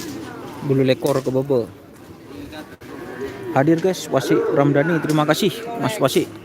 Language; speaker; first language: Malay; non-native, local second language; Madurese